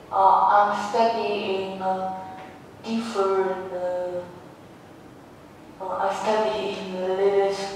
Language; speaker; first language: English; non-native, learner; Vietnamese